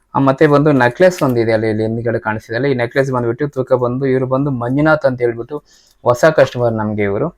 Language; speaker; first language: Kannada; non-native, local second language; Telugu